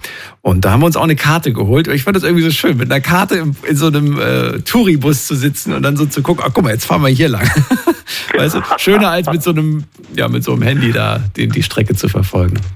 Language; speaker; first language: German; native; German